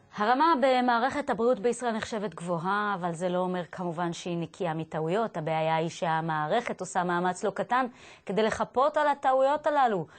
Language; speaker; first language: Hebrew; native; Hebrew